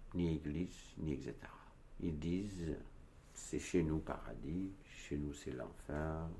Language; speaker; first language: French; non-native, learner; Turkish